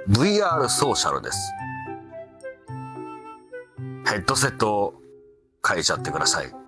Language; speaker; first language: Japanese; native; Japanese